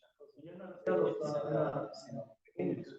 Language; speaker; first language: Russian; non-native, learner; Spanish